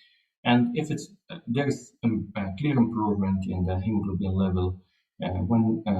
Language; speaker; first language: English; non-native, fluent; Arabic